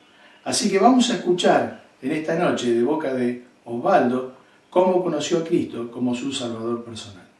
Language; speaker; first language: Spanish; native; Spanish